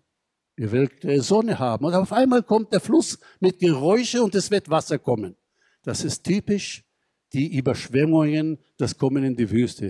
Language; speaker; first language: German; non-native, fluent; Hebrew